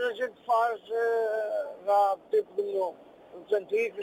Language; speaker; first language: Portuguese; native; Portuguese